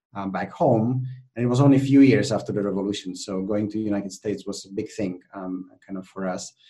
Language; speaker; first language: English; non-native, fluent; Czech